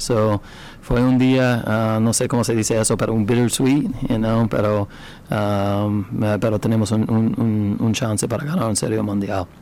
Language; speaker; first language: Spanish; non-native, learner; English